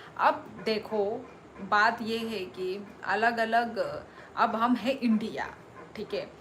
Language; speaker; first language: Hindi; non-native, local second language; Kok Borok